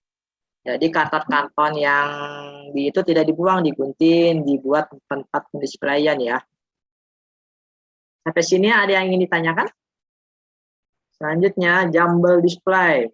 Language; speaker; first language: Indonesian; native; Indonesian